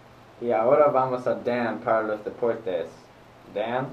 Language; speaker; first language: Spanish; non-native, learner; English